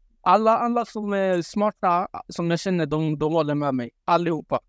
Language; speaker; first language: Swedish; non-native, local second language; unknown